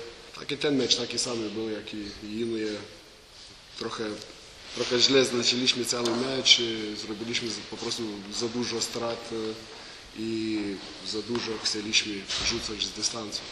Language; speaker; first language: Polish; non-native, learner; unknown